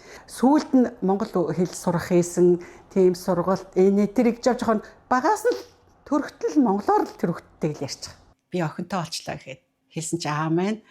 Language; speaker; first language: Mongolian; native; Mongolian